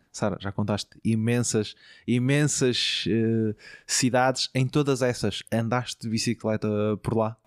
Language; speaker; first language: Portuguese; native; Portuguese